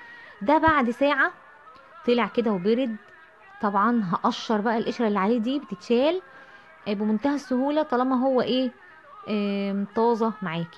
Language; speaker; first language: Arabic; native; Arabic